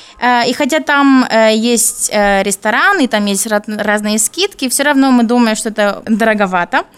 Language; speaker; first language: Russian; non-native, learner; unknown